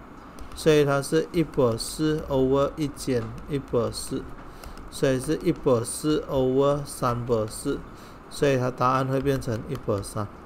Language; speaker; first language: Chinese; non-native, local second language; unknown